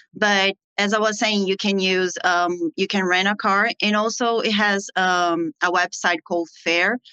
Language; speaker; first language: English; non-native, fluent; Portuguese